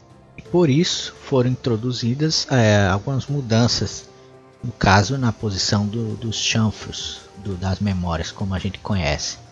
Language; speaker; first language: Portuguese; native; Portuguese